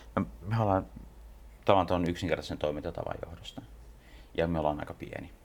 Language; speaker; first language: Finnish; native; Finnish